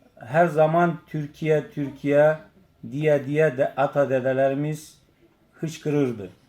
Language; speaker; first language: Turkish; native; Turkish